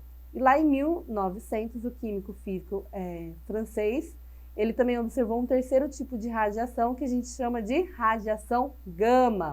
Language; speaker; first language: Portuguese; native; Portuguese